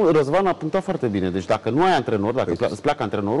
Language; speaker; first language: Romanian; native; Romanian